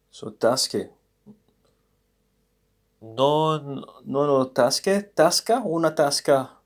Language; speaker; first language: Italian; non-native, learner; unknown